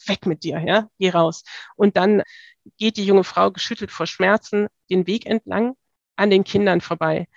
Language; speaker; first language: German; native; German